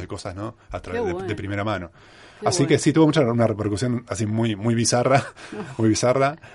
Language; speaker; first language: Spanish; native; Spanish